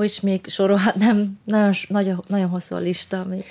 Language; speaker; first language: Hungarian; early bilingual, other home language; Vietnamese